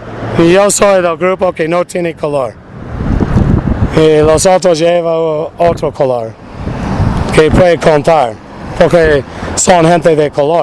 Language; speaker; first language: Spanish; non-native, fluent; English